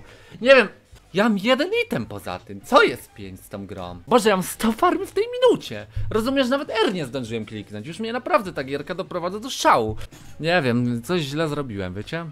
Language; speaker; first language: Polish; native; Polish